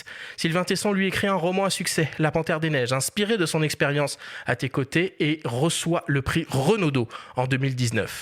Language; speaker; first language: French; native; French